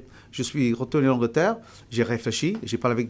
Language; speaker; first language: French; non-native, fluent; English